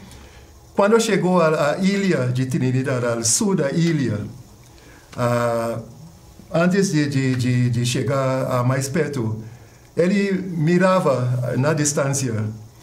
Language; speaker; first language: Portuguese; non-native, fluent; English